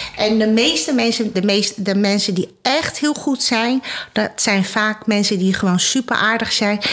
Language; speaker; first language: Dutch; early bilingual, other home language; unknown